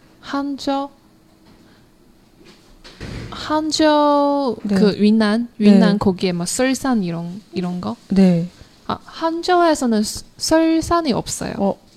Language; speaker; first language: Korean; non-native, learner; Chinese